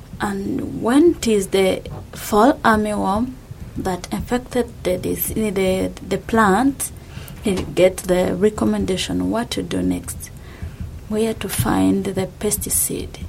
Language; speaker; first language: English; non-native, local second language; Kinyarwanda